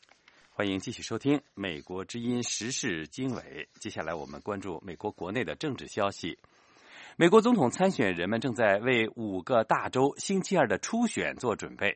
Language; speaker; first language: Chinese; native; Chinese